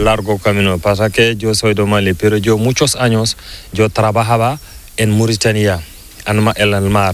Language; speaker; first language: Spanish; non-native, learner; Fula